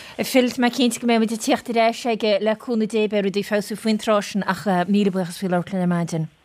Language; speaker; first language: Irish; native; Irish